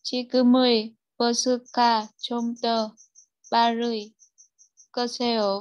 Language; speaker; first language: Korean; non-native, learner; Vietnamese